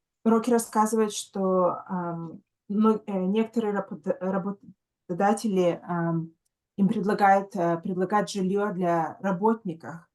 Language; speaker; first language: Russian; early bilingual, heritage; Russian